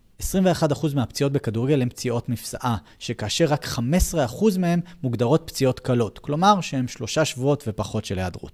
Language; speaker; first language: Hebrew; native; Hebrew